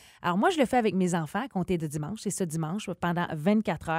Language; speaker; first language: French; native; French